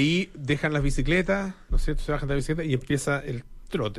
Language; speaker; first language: Spanish; native; Spanish